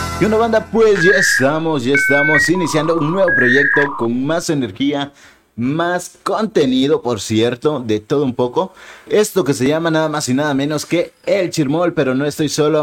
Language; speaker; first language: Spanish; native; Spanish